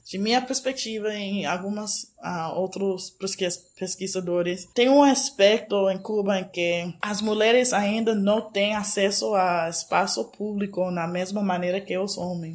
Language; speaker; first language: Portuguese; non-native, fluent; English